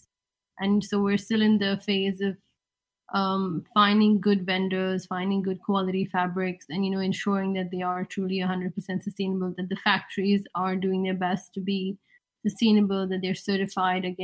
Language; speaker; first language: English; non-native, local second language; Hindi